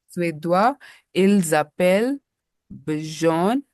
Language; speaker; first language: French; non-native, learner; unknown